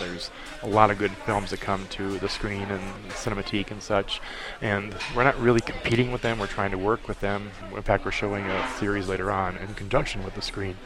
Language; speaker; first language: English; native; English